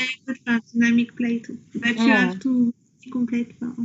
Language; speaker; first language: English; non-native, learner; French